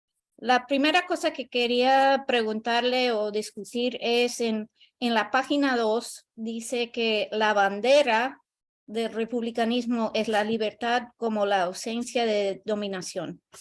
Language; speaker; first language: Spanish; non-native, learner; English